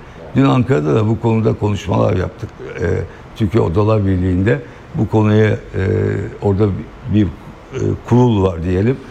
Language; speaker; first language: Turkish; native; Turkish